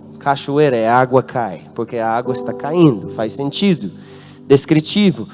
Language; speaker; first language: Portuguese; non-native, fluent; English